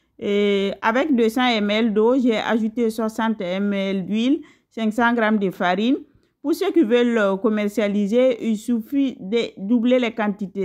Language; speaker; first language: French; non-native, local second language; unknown